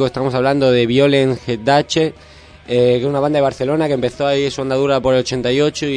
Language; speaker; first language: Spanish; native; Spanish